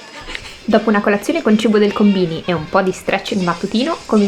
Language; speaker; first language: Italian; native; Italian